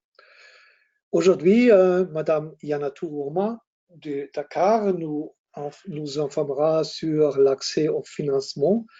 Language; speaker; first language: French; non-native, fluent; German